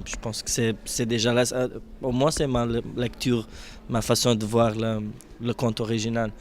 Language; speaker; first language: French; non-native, fluent; Portuguese